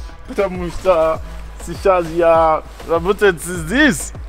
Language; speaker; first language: Russian; non-native, learner; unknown